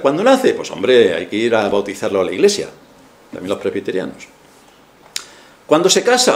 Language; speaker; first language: Spanish; native; Spanish